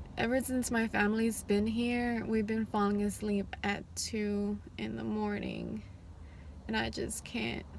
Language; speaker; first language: English; early bilingual, other home language; Spanish